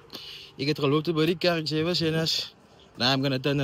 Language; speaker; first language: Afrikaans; non-native, learner; Dutch